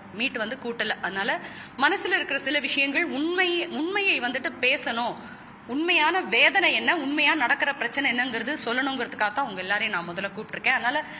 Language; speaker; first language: Tamil; native; Tamil